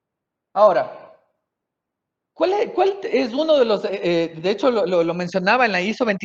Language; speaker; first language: Spanish; native; Spanish